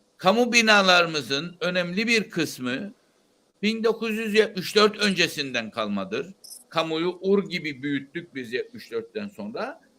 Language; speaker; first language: Turkish; native; Turkish